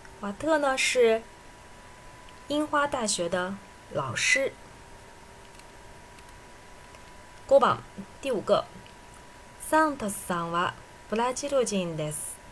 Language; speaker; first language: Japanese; non-native, fluent; Chinese